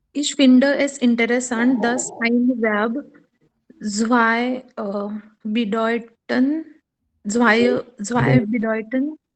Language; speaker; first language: German; non-native, learner; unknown